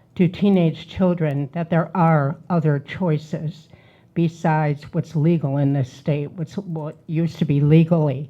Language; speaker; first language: English; native; English